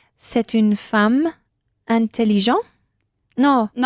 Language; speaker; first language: French; non-native, learner; Spanish